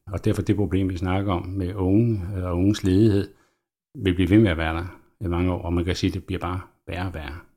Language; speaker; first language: Danish; native; Danish